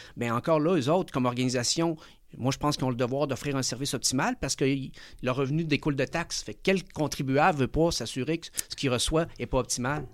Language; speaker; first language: French; early bilingual, other home language; Spanish